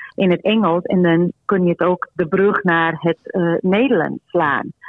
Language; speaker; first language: Dutch; non-native, fluent; Portuguese